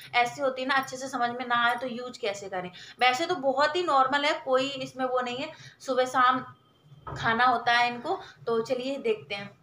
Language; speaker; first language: Hindi; native; Hindi